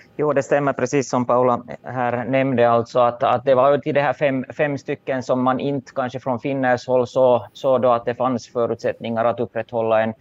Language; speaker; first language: Swedish; native; Swedish